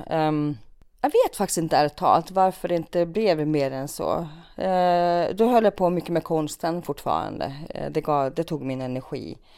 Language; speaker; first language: Swedish; early bilingual, other home language; Finnish